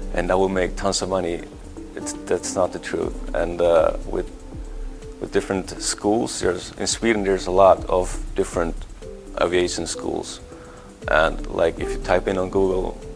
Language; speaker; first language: English; non-native, fluent; Swedish